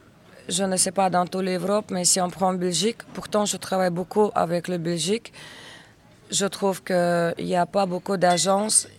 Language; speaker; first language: French; non-native, fluent; Russian